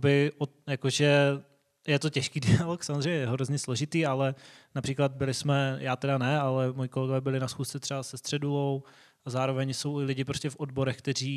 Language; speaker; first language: Czech; native; Czech